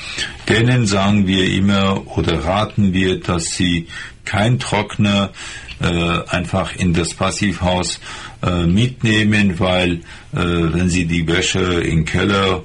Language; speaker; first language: German; non-native, fluent; Persian